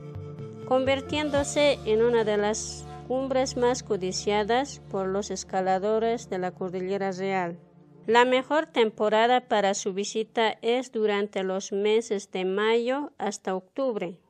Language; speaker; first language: Spanish; native; Spanish